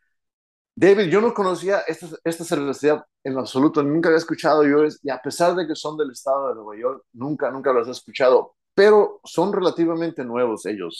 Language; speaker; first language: Spanish; early bilingual, heritage; Spanish